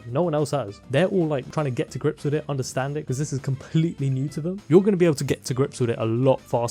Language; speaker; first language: English; native; English